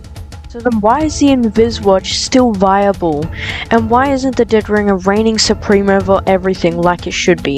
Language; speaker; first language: English; native; English